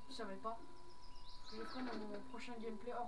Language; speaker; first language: French; native; French